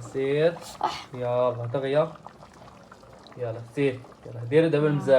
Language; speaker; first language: Arabic; native; Arabic